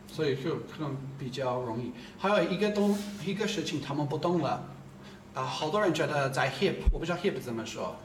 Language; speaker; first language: Chinese; non-native, fluent; English